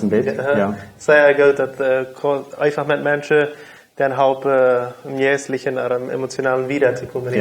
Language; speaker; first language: German; non-native, local second language; Plautdietsch